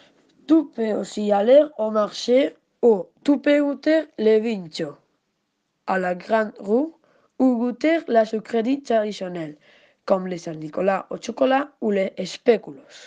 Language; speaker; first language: French; non-native, learner; Spanish